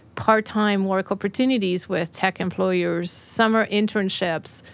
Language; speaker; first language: English; non-native, fluent; French